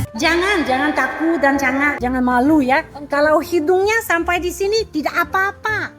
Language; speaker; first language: Indonesian; non-native, fluent; Russian